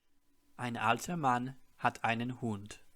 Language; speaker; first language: German; non-native, fluent; English